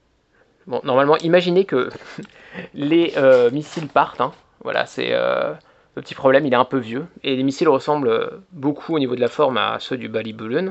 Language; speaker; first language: French; native; French